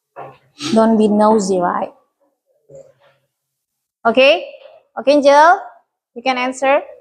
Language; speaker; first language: English; non-native, learner; Indonesian